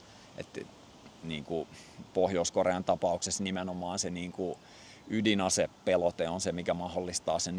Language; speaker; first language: Finnish; native; Finnish